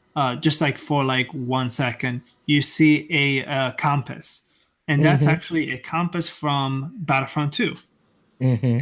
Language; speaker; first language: English; non-native, fluent; Italian